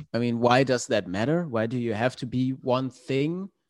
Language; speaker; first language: English; non-native, fluent; German